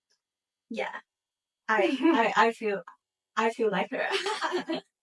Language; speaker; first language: English; non-native, learner; Thai